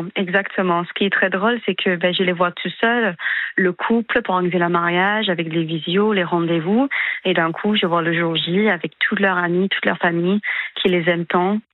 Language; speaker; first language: French; non-native, fluent; English